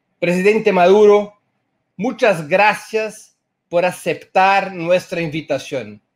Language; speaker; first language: Spanish; non-native, fluent; Portuguese